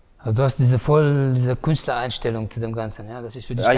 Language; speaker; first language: German; native; German